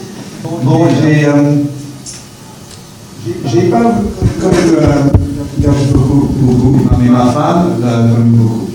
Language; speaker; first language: French; non-native, fluent; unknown